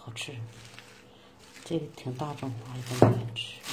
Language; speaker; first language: Chinese; native; Chinese